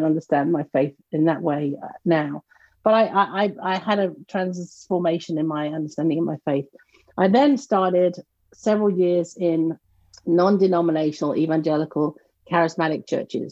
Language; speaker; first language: English; native; English